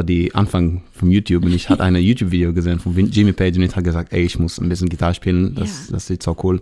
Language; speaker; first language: German; non-native, learner; Hebrew